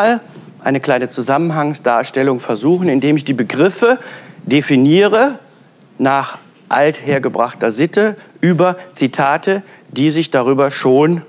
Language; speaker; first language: German; native; German